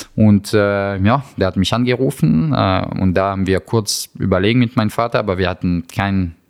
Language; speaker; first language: German; non-native, fluent; French